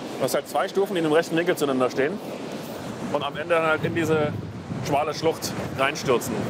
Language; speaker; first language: German; native; German